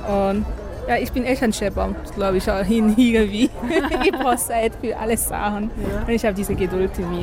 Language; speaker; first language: German; non-native, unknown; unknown